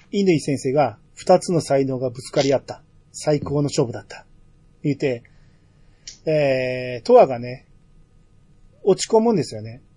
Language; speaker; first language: Japanese; native; Japanese